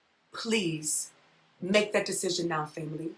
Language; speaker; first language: English; native; English